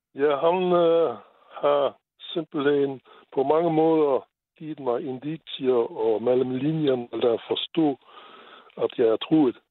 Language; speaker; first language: Danish; non-native, fluent; Luxembourgish